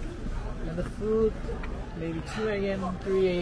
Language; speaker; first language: English; non-native, learner; Korean